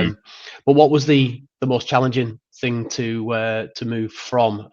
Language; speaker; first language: English; native; English